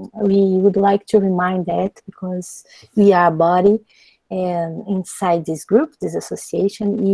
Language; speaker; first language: English; non-native, fluent; Portuguese